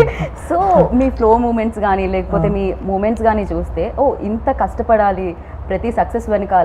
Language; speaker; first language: Telugu; native; Telugu